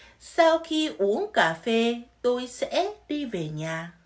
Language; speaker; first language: Vietnamese; non-native, fluent; Korean